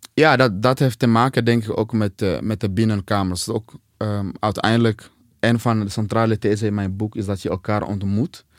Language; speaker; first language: Dutch; non-native, fluent; Swahili